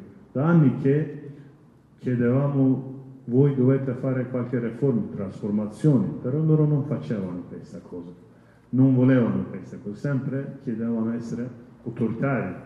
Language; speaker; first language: Italian; non-native, learner; Kurdish